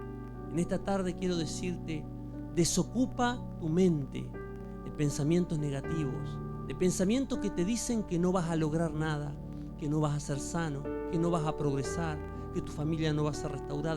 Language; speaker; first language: Spanish; native; Spanish